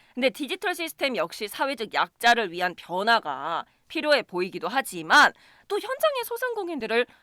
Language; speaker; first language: Korean; native; Korean